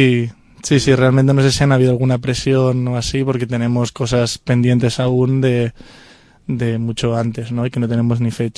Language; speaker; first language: Spanish; native; Spanish